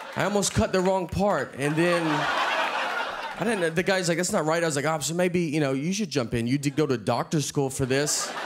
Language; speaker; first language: English; native; English